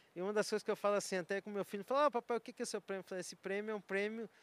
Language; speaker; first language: Portuguese; native; Portuguese